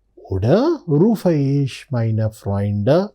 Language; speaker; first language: German; non-native, learner; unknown